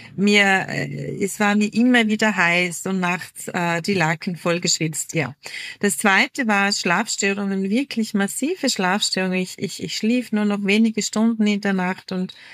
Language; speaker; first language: German; native; German